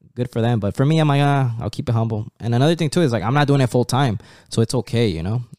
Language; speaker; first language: English; early bilingual, other home language; Spanish